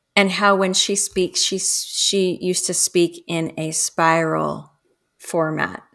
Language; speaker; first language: English; early bilingual, other home language; Spanish